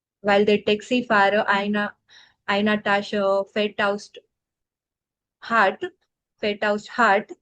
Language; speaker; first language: German; non-native, learner; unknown